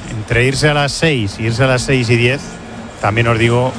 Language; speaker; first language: Spanish; native; Spanish